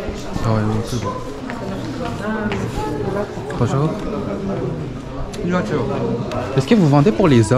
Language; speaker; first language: French; non-native, learner; Korean